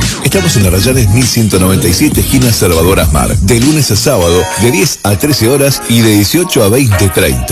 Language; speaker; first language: Spanish; native; Spanish